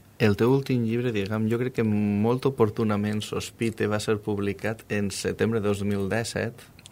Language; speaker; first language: Catalan; native; Catalan